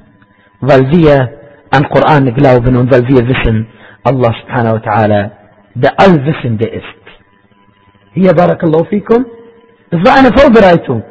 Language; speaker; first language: German; non-native, fluent; Arabic